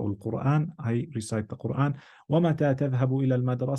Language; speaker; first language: Arabic; non-native, fluent; English